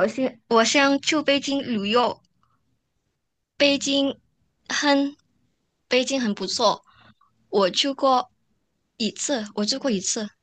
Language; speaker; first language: Chinese; non-native, learner; Indonesian